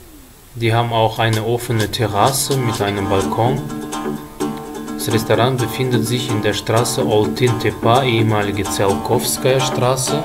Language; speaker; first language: German; non-native, fluent; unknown